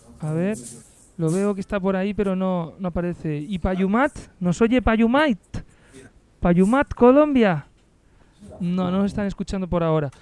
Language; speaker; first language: Spanish; native; Spanish